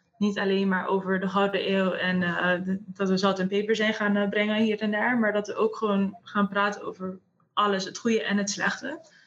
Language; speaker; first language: Dutch; native; Dutch